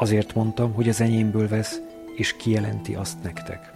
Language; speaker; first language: Hungarian; native; Hungarian